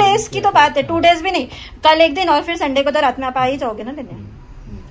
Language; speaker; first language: Hindi; native; Hindi